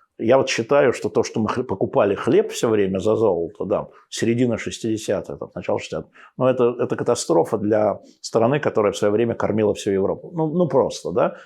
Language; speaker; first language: Russian; native; Russian